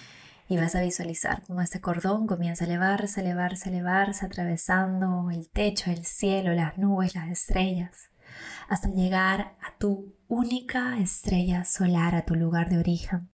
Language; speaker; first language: Spanish; native; Spanish